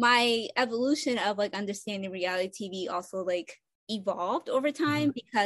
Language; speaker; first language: English; non-native, fluent; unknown